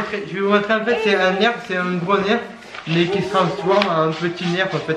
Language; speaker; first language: French; native; French